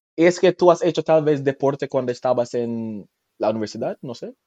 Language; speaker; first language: Spanish; non-native, fluent; Jamaican Creole English